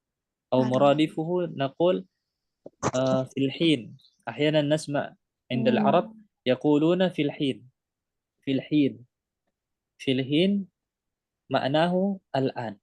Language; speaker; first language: Arabic; non-native, fluent; Indonesian